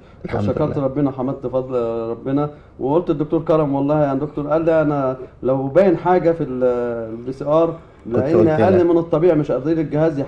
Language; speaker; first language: Arabic; native; Arabic